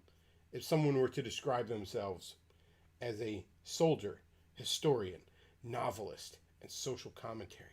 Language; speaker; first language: English; native; English